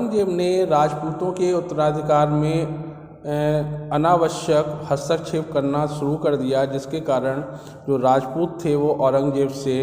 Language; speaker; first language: Hindi; native; Hindi